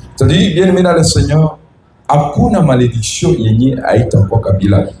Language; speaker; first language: French; non-native, local second language; Swahili